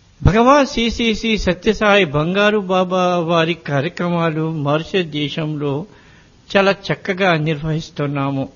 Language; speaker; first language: Telugu; non-native, fluent; Morisyen